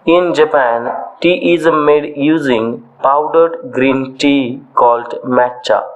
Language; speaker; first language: English; non-native, local second language; Marathi